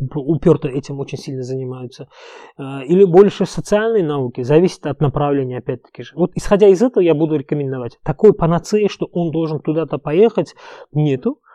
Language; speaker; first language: Russian; non-native, local second language; Uzbek